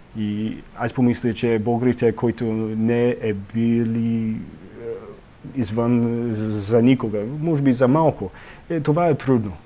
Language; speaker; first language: Bulgarian; non-native, learner; English